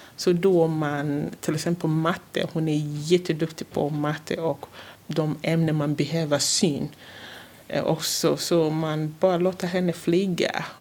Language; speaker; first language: Swedish; non-native, fluent; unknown